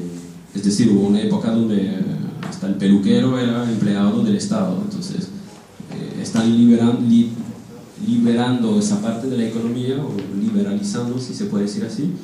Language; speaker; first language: Spanish; non-native, fluent; French